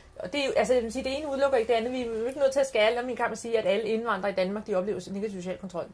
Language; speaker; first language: Danish; early bilingual, other home language; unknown